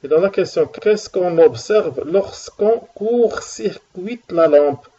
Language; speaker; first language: French; non-native, local second language; Arabic